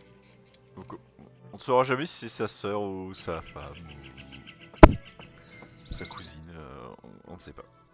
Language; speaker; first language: French; native; French